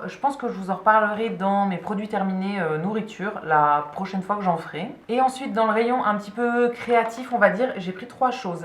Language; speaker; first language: French; native; French